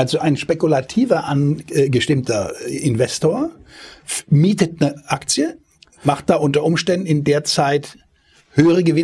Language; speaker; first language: German; native; German